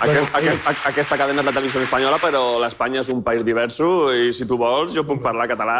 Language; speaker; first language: Catalan; non-native, local second language; Spanish